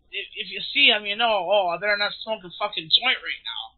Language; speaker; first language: English; native; English